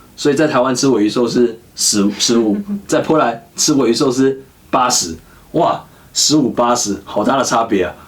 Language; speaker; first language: Chinese; native; Chinese